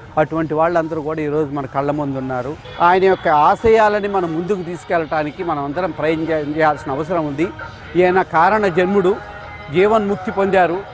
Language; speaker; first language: Telugu; native; Telugu